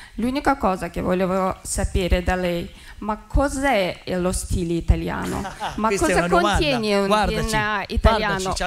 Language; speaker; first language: Italian; non-native, fluent; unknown